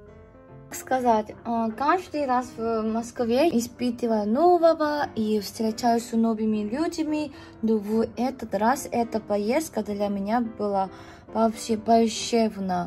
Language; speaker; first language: Russian; non-native, learner; Korean